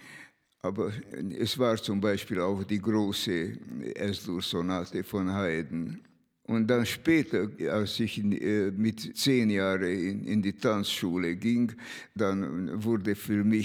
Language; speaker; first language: German; non-native, fluent; Hungarian